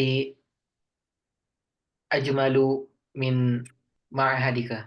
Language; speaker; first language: Arabic; non-native, learner; Indonesian